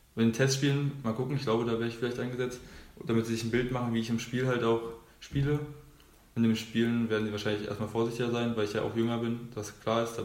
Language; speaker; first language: German; native; German